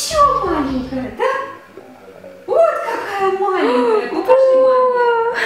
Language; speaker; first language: Russian; native; Russian